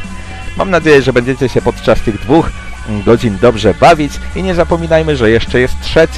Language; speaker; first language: Polish; native; Polish